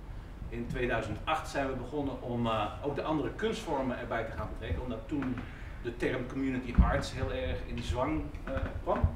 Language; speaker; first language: Dutch; native; Dutch